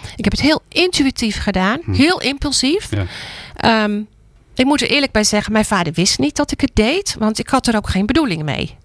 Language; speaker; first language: Dutch; native; Dutch